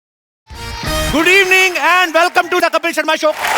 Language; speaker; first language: Hindi; native; Hindi